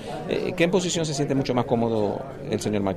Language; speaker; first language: Spanish; native; Spanish